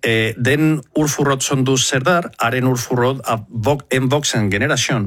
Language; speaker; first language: Norwegian; non-native, fluent; Spanish